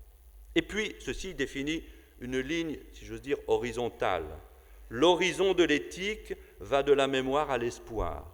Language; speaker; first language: French; native; French